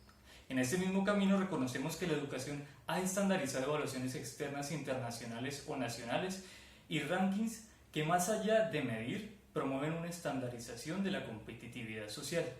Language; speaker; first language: Spanish; native; Spanish